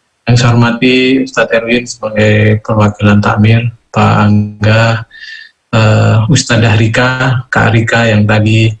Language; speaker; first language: Indonesian; native; Indonesian